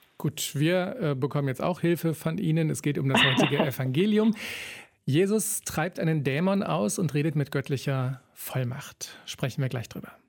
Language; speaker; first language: German; native; German